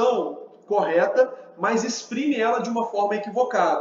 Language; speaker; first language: Portuguese; native; Portuguese